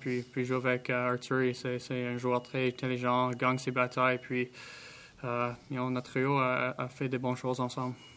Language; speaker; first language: French; non-native, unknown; English